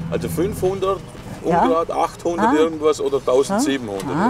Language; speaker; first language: German; native; German